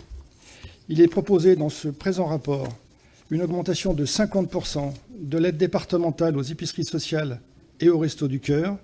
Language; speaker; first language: French; native; French